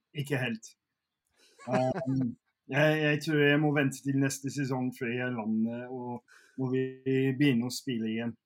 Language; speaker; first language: Norwegian; non-native, fluent; English